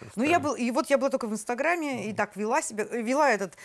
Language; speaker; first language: Russian; native; Russian